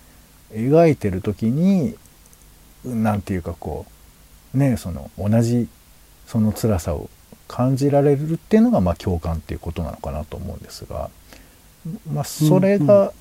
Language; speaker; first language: Japanese; native; Japanese